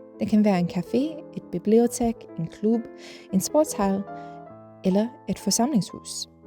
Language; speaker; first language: Danish; non-native, fluent; English